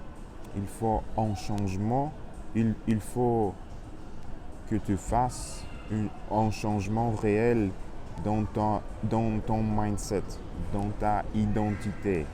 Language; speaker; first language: French; non-native, learner; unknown